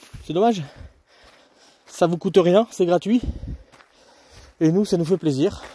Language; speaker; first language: French; native; French